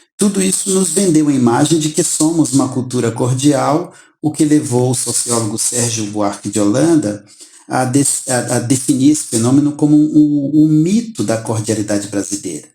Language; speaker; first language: Portuguese; native; Portuguese